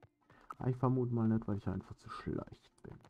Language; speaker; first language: German; native; German